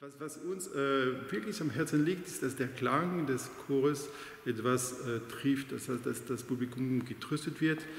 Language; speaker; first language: German; non-native, fluent; French